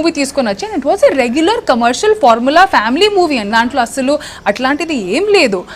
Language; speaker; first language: Telugu; non-native, local second language; Hindi